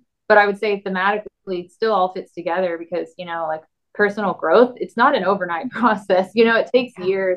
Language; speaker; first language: English; native; English